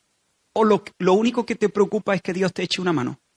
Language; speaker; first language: Spanish; native; Spanish